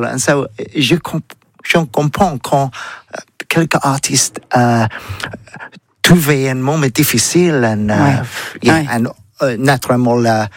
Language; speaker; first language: French; non-native, learner; English